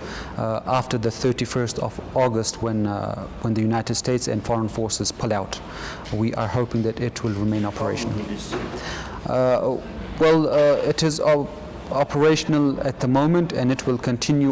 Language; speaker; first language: English; non-native, fluent; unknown